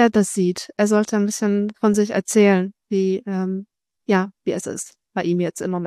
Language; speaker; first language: German; non-native, fluent; Polish